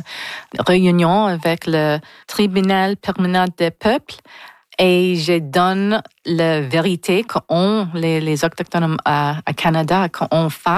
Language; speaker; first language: French; non-native, learner; English